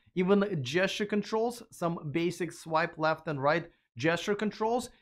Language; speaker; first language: English; non-native, fluent; Russian